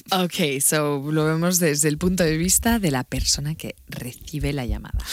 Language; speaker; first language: Spanish; native; Spanish